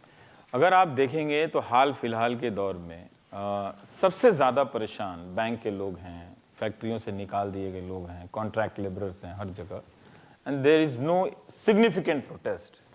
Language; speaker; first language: Hindi; native; Hindi